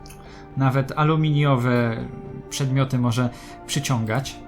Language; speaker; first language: Polish; native; Polish